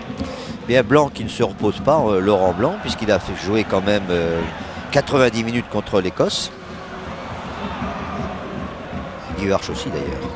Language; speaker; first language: French; native; French